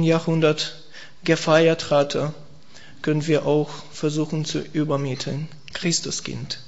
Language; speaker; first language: German; non-native, learner; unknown